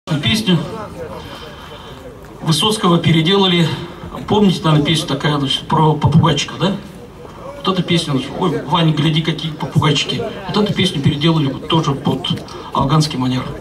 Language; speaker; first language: Russian; native; Russian